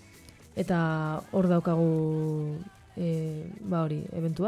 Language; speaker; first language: Basque; non-native, local second language; Spanish